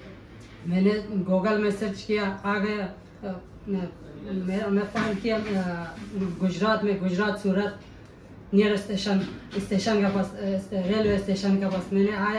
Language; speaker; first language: Hindi; non-native, learner; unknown